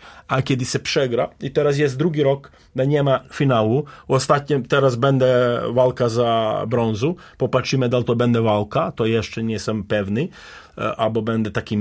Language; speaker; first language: Polish; non-native, learner; Serbian